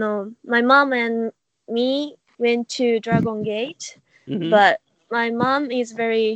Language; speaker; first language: English; non-native, learner; Japanese